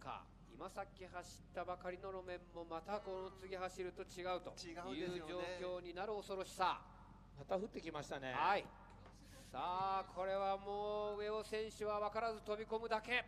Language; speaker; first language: Japanese; native; Japanese